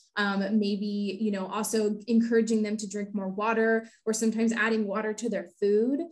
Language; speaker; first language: English; native; English